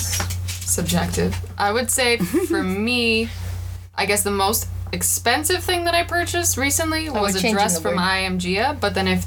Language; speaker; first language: English; early bilingual, other home language; Albanian